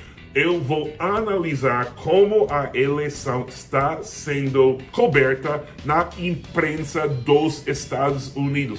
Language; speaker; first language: Portuguese; non-native, fluent; English